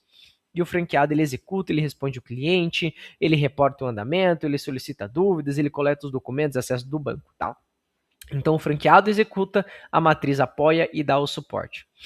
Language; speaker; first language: Portuguese; native; Portuguese